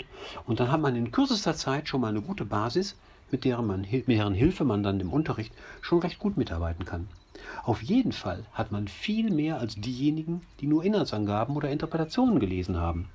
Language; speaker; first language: German; native; German